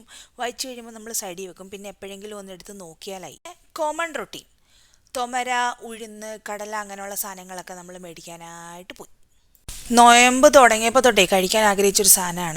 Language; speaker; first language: Malayalam; native; Malayalam